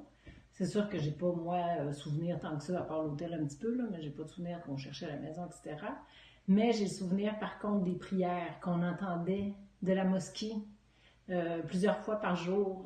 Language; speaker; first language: French; native; French